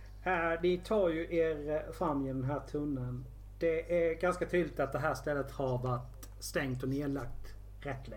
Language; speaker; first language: Swedish; native; Swedish